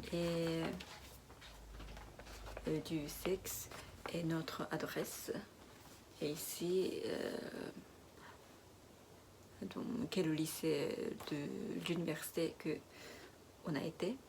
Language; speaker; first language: French; non-native, learner; Japanese